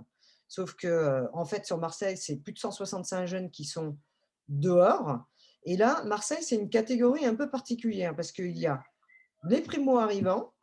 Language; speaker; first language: French; native; French